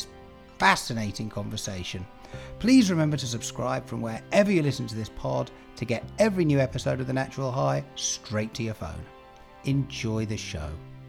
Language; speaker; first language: English; native; English